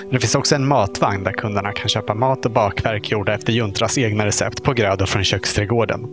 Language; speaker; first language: Swedish; native; Swedish